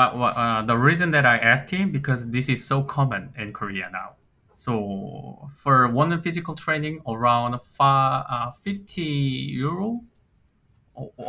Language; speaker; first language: English; non-native, fluent; Korean